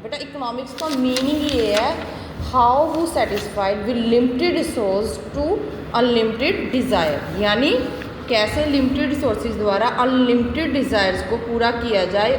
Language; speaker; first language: Hindi; native; Hindi